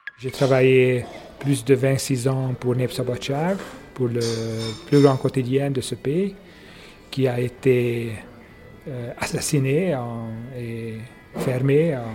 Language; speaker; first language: French; non-native, fluent; Hungarian